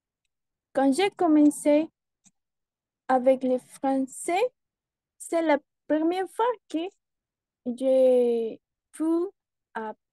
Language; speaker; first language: French; non-native, learner; Spanish